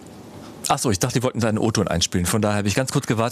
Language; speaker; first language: German; native; German